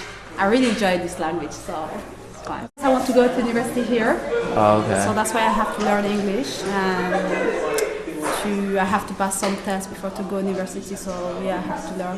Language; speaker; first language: English; non-native, learner; Somali